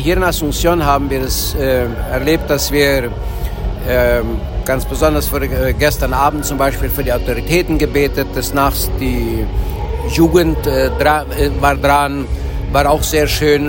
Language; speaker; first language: German; early bilingual, heritage; Low German